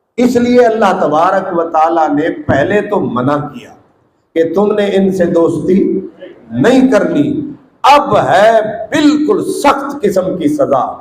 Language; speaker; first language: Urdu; non-native, local second language; Punjabi